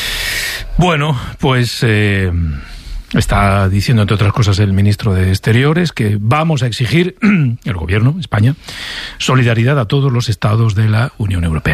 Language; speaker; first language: Spanish; native; Spanish